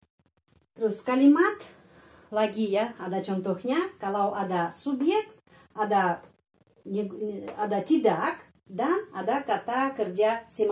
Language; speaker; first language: Indonesian; non-native, fluent; Russian